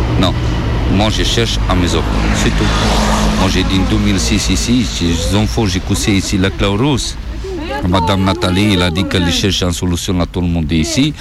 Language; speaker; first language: French; non-native, learner; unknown